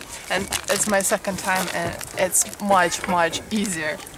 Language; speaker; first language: English; non-native, fluent; Russian